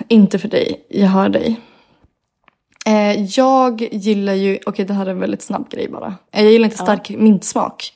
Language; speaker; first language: Swedish; native; Swedish